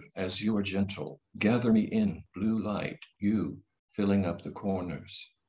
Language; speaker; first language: English; native; English